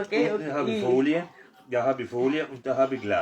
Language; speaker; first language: German; non-native, learner; Dutch